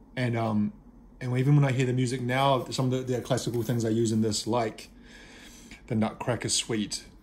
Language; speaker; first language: English; native; English